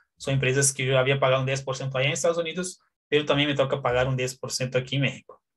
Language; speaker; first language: Spanish; non-native, fluent; Portuguese